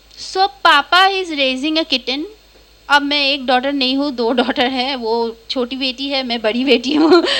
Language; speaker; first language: Hindi; non-native, local second language; Bangla